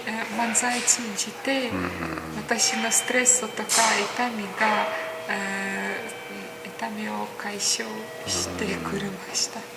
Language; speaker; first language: Japanese; non-native, learner; Ukrainian